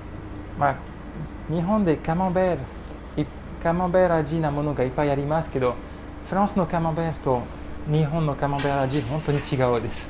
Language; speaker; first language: Japanese; non-native, learner; French